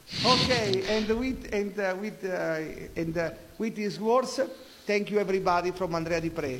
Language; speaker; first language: English; non-native, learner; Italian